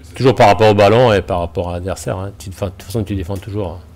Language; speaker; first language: French; native; French